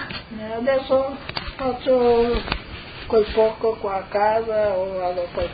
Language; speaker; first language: Italian; non-native, fluent; Slovenian